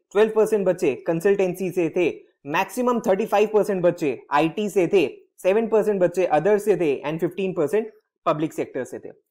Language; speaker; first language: Hindi; native; Hindi